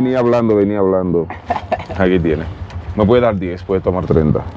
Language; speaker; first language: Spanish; non-native, learner; Haitian Creole